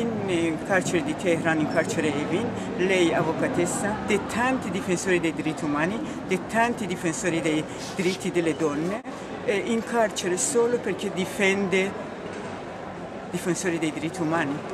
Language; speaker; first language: Italian; non-native, learner; Persian